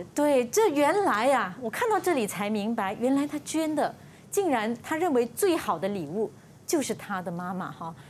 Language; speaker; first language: Chinese; native; Chinese